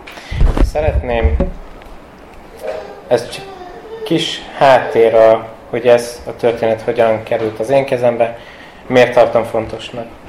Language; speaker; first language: Hungarian; early bilingual, heritage; Hungarian